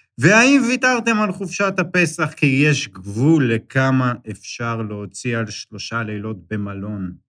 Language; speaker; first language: Hebrew; native; Hebrew